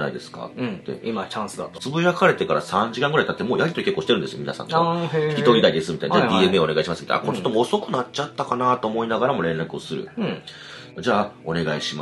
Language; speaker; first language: Japanese; native; Japanese